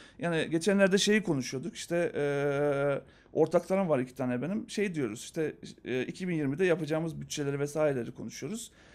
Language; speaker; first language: Turkish; native; Turkish